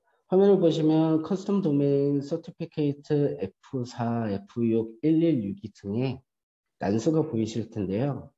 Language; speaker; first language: Korean; native; Korean